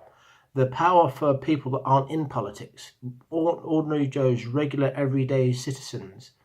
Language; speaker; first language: English; native; English